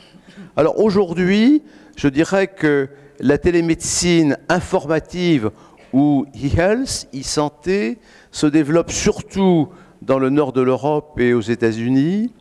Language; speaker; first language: French; native; French